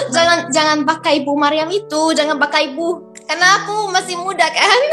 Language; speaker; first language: Indonesian; non-native, fluent; Arabic